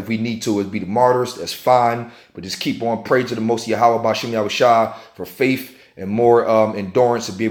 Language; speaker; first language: English; native; English